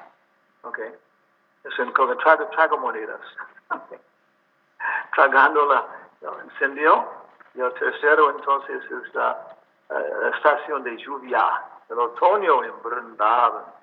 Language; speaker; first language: Spanish; non-native, learner; English